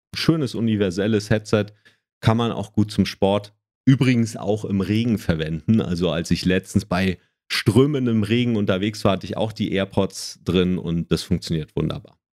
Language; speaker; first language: German; native; German